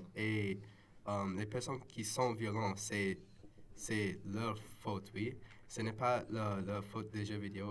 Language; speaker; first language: French; non-native, local second language; English